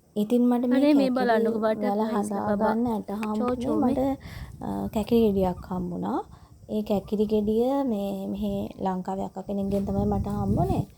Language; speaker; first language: Sinhala; native; Sinhala